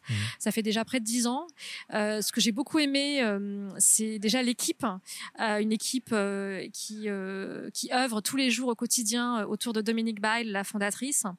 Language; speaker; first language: French; native; French